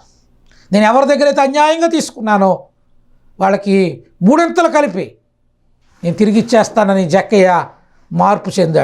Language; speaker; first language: Telugu; native; Telugu